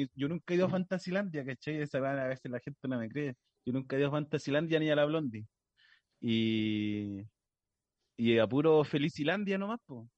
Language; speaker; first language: Spanish; native; Spanish